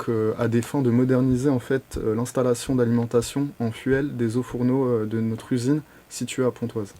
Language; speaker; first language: French; native; French